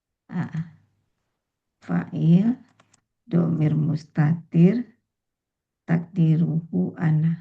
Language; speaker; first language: Arabic; non-native, learner; Indonesian